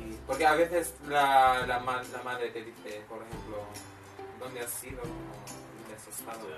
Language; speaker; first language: Spanish; non-native, fluent; Filipino